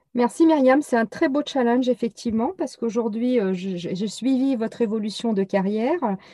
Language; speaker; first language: French; native; French